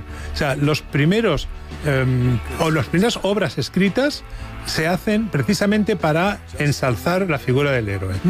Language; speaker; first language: Spanish; native; Spanish